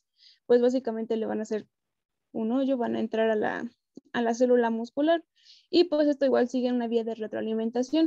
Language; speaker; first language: Spanish; native; Spanish